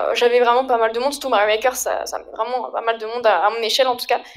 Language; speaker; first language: French; native; French